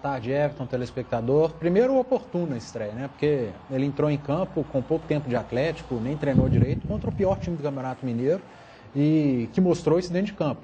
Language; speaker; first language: Portuguese; native; Portuguese